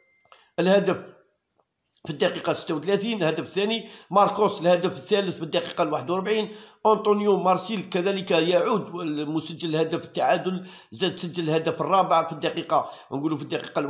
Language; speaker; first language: Arabic; native; Arabic